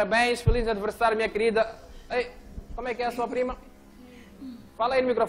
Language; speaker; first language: Portuguese; native; Portuguese